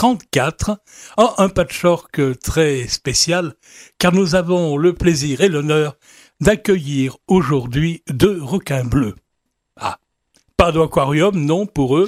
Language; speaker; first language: French; native; French